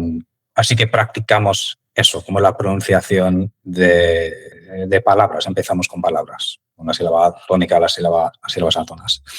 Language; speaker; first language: Spanish; non-native, fluent; English